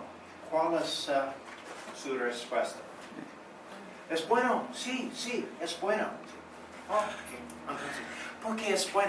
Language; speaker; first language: Spanish; non-native, learner; English